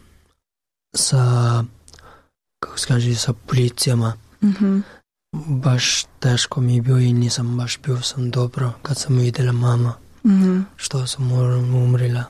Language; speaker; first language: Serbian; non-native, learner; Pashto